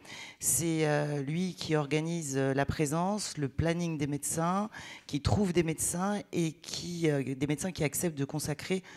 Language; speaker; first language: French; native; French